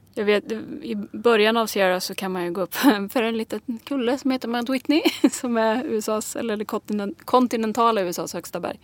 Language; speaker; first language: Swedish; native; Swedish